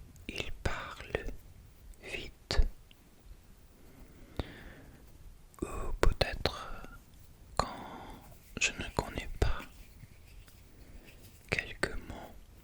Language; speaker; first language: French; non-native, fluent; English